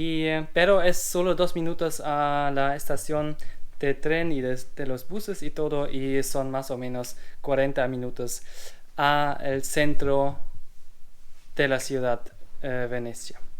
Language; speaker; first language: Spanish; non-native, learner; German